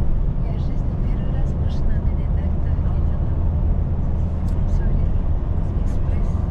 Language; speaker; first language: Russian; early bilingual, heritage; Russian